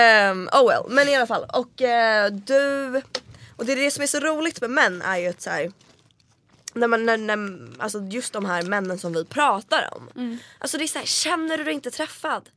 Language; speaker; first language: Swedish; native; Swedish